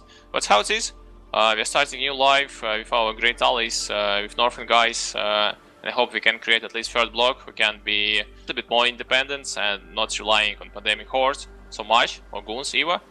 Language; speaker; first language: English; non-native, fluent; Russian